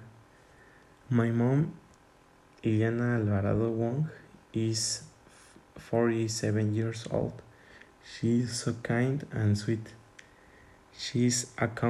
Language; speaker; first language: English; non-native, learner; Spanish